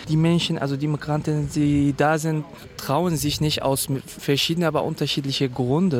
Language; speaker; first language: German; non-native, fluent; Kurdish